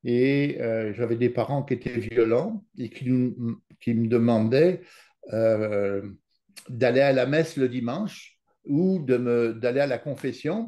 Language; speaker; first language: French; native; French